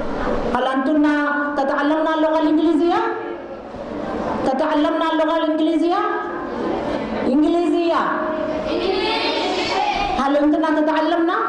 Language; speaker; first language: Arabic; non-native, learner; Urdu